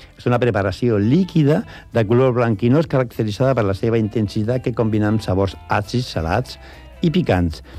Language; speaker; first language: Catalan; non-native, local second language; Spanish